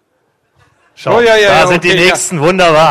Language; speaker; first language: German; native; German